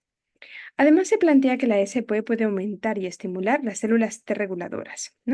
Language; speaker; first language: Spanish; native; Spanish